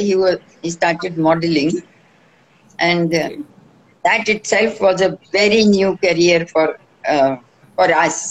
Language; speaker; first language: English; non-native, local second language; Marathi